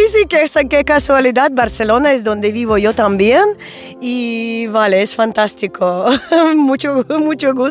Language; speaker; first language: Spanish; non-native, fluent; Russian